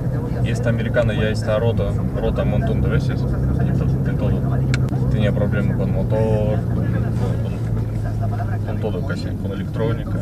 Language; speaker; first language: Spanish; non-native, fluent; Russian